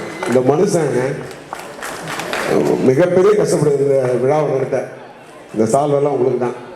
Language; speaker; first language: Tamil; native; Tamil